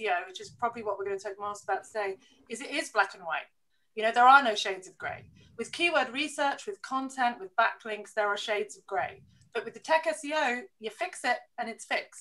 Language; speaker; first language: English; native; English